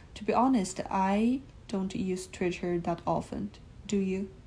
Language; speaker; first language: English; non-native, fluent; Chinese